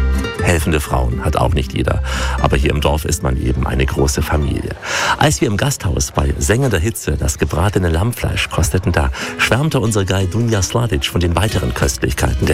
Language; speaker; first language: German; native; German